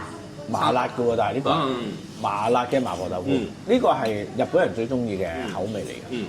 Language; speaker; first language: Cantonese; native; Cantonese